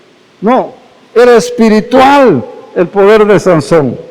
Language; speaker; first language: Spanish; native; Spanish